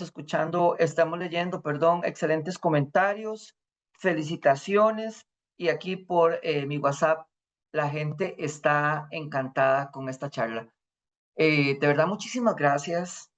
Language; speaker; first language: Spanish; native; Spanish